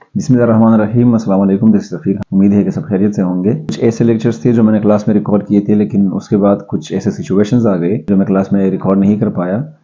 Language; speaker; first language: Urdu; non-native, local second language; Pashto